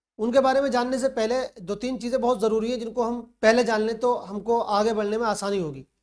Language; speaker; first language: Urdu; native; Urdu